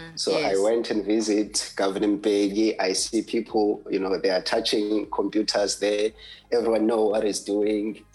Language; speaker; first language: English; non-native, local second language; Zulu